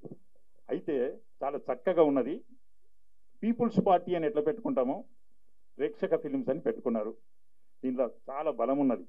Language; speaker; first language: Telugu; native; Telugu